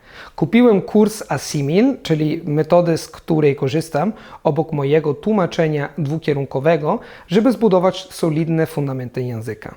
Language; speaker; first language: Polish; non-native, fluent; Italian